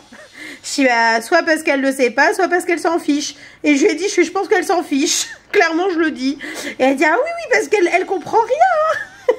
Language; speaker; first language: French; native; French